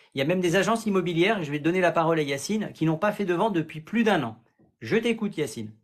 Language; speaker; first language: French; native; French